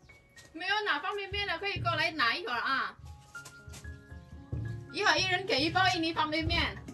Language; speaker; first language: Chinese; non-native, fluent; Indonesian